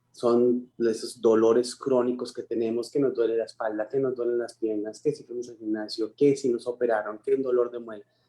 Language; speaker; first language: Spanish; native; Spanish